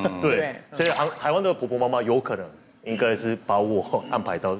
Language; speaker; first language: Chinese; non-native, fluent; Korean